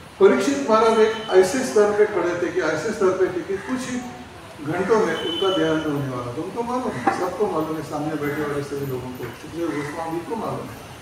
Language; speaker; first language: Hindi; non-native, local second language; Marathi